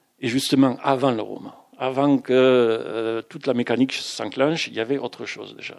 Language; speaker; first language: French; non-native, fluent; German